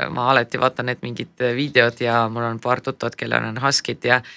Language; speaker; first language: Estonian; non-native, fluent; Russian